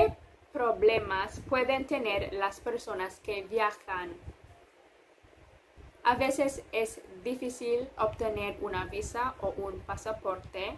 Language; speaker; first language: Spanish; non-native, fluent; English